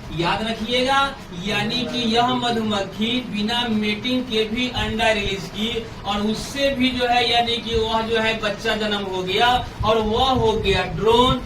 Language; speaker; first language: Hindi; native; Hindi